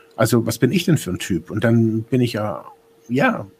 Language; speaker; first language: German; native; German